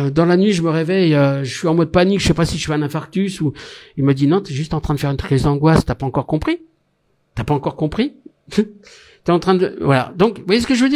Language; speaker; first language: French; native; French